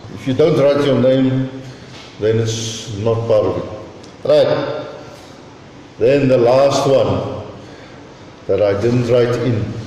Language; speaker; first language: English; non-native, local second language; Afrikaans